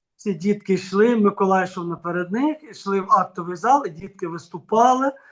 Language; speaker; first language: Ukrainian; native; Ukrainian